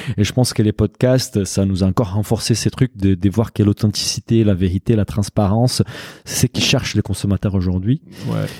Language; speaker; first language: French; non-native, fluent; Portuguese